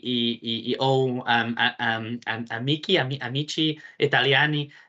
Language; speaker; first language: Italian; non-native, learner; English